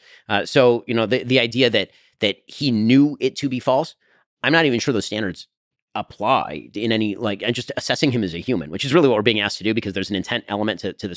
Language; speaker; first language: English; native; English